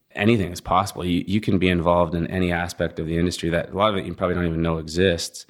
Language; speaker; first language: English; native; English